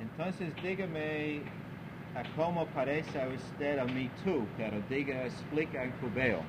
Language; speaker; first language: Spanish; non-native, learner; English